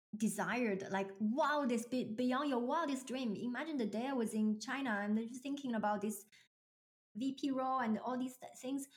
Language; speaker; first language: English; non-native, fluent; Chinese